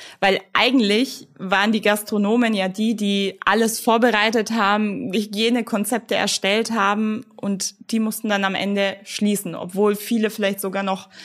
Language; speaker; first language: German; native; German